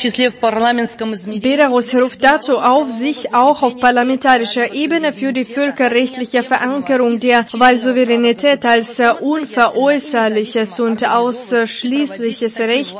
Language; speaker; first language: German; non-native, fluent; Russian